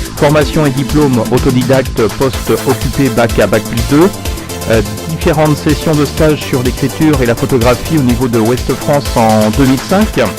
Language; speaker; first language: French; native; French